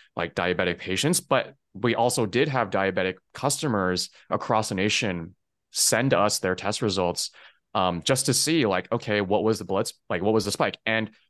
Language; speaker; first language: English; early bilingual, other home language; Chinese